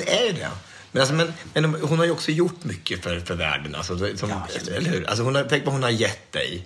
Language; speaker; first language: Swedish; native; Swedish